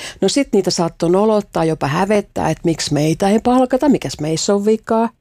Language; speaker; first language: Finnish; native; Finnish